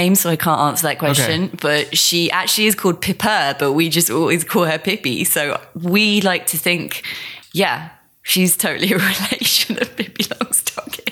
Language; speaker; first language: English; native; English